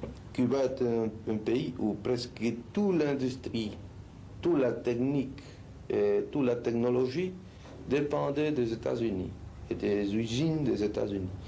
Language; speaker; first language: French; non-native, fluent; Spanish